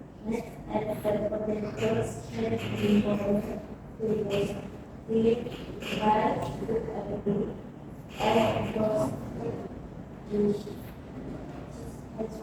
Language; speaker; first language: English; non-native, learner; Indonesian